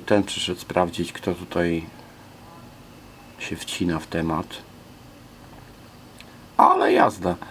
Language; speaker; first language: Polish; native; Polish